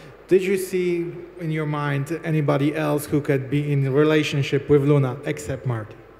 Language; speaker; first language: English; non-native, fluent; Polish